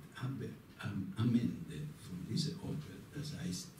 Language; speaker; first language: German; non-native, learner; Italian